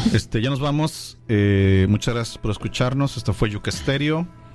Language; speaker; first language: Spanish; native; Spanish